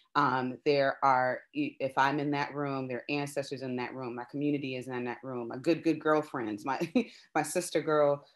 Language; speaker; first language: English; native; English